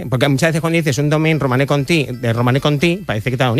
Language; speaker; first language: Spanish; native; Spanish